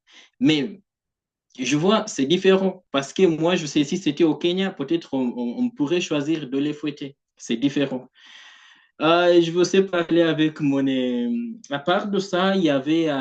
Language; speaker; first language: French; non-native, fluent; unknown